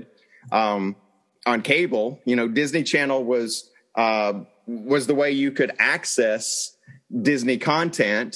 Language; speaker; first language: English; native; English